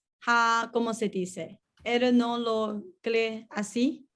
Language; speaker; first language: Spanish; non-native, learner; Chinese